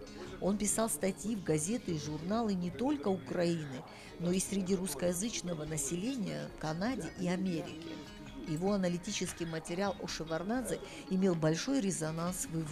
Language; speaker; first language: Russian; native; Russian